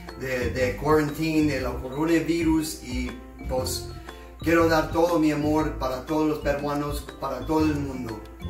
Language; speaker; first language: Spanish; early bilingual, heritage; Spanish